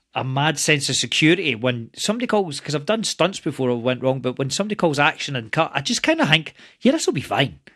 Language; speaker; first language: English; native; English